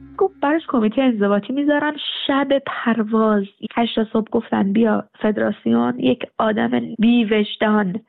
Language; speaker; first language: Persian; native; Persian